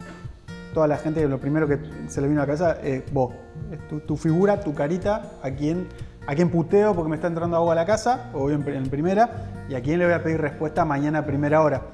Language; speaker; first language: Spanish; native; Spanish